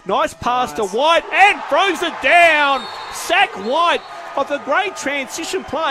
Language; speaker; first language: English; native; English